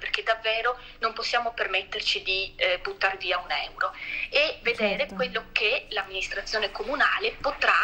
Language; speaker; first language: Italian; native; Italian